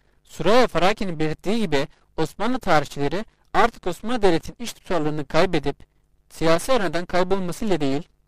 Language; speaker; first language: Turkish; native; Turkish